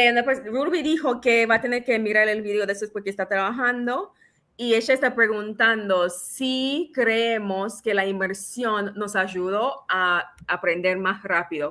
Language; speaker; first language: Spanish; non-native, fluent; English